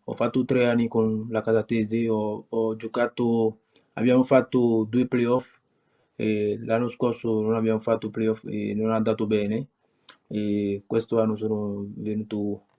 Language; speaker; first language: Italian; non-native, learner; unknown